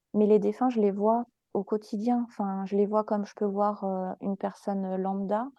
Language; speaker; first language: French; native; French